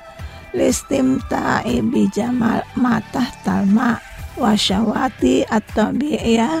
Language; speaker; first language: Arabic; non-native, fluent; Indonesian